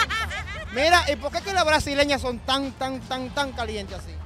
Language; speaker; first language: Spanish; native; Spanish